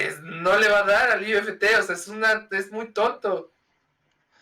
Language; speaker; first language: Spanish; native; Spanish